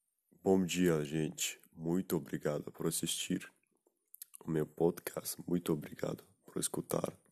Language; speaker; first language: Portuguese; non-native, learner; Spanish